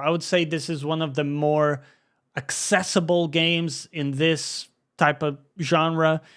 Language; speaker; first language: English; native; English